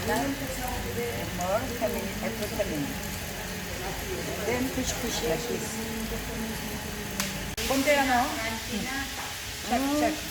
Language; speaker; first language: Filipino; non-native, learner; Korean